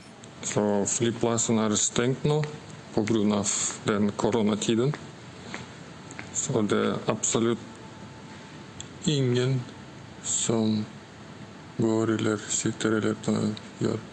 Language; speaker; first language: Norwegian; non-native, learner; Russian